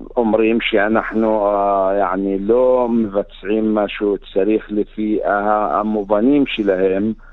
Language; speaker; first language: Hebrew; non-native, fluent; Arabic